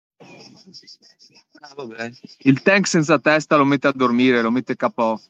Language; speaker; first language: Italian; native; Italian